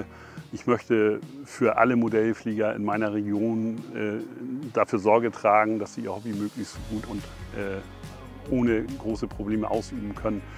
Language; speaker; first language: German; native; German